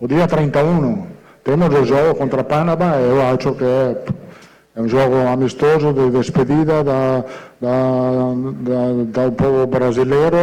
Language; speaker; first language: Portuguese; non-native, fluent; Italian